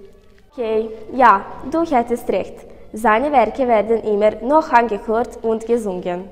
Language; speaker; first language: German; non-native, learner; Serbian